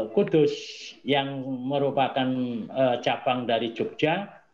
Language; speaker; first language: Indonesian; native; Indonesian